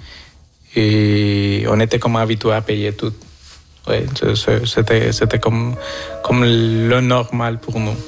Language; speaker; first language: French; non-native, fluent; Spanish